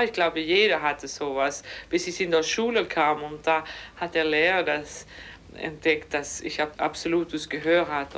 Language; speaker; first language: German; non-native, fluent; Swedish